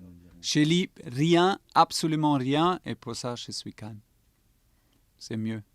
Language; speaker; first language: French; non-native, fluent; German